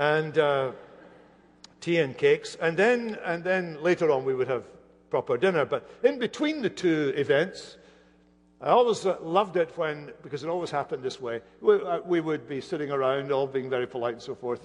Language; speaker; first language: English; native; English